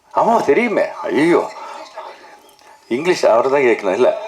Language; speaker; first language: Tamil; non-native, local second language; Kannada